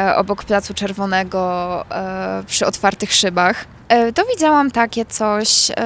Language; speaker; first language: Polish; native; Polish